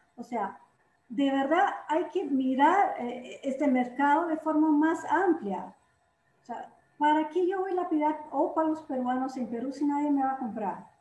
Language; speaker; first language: Spanish; non-native, fluent; Portuguese